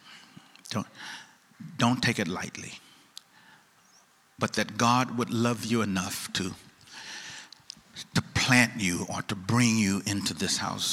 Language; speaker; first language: English; native; English